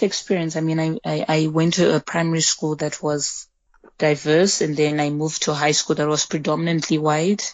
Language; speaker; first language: English; early bilingual, other home language; Shona